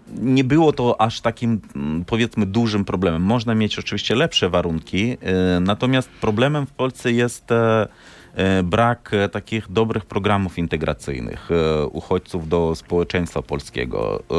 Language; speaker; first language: Polish; non-native, fluent; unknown